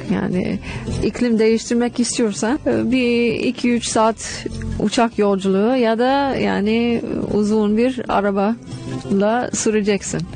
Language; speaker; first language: Turkish; non-native, fluent; English